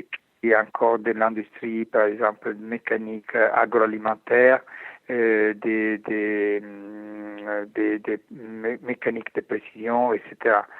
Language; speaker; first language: French; non-native, fluent; Italian